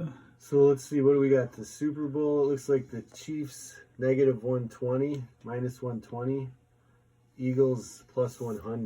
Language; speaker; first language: English; native; English